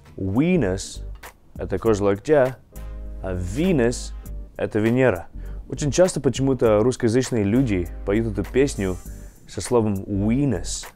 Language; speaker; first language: Russian; early bilingual, heritage; Russian